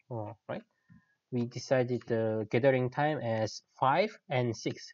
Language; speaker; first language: English; non-native, fluent; Korean